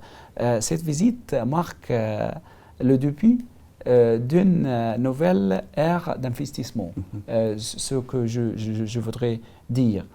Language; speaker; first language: French; non-native, learner; Arabic